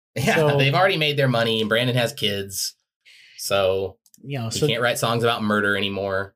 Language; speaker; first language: English; native; English